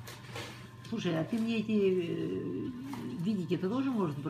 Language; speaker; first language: Russian; native; Russian